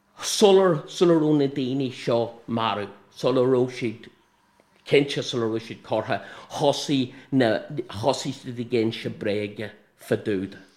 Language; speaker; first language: Irish; non-native, local second language; English